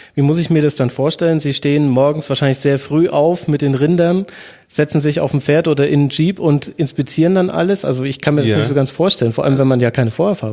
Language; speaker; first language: German; native; German